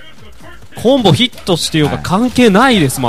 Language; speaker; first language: Japanese; native; Japanese